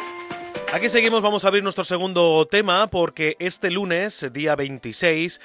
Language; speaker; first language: Spanish; native; Spanish